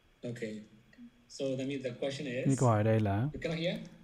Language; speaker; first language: English; non-native, learner; Vietnamese